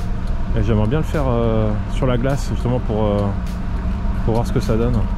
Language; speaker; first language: French; native; French